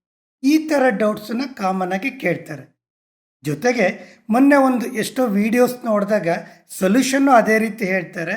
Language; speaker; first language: Kannada; native; Kannada